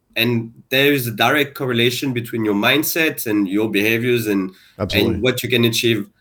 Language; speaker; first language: English; non-native, fluent; French